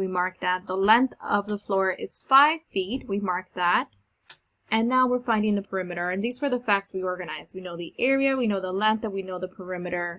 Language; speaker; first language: English; native; English